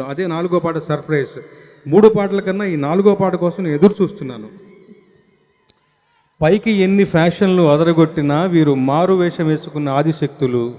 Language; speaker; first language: Telugu; native; Telugu